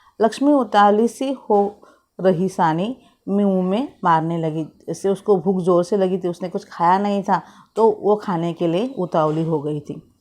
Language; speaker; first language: Hindi; non-native, local second language; Marathi